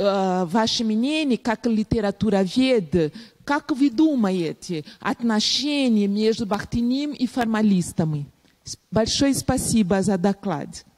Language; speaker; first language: Russian; non-native, learner; Portuguese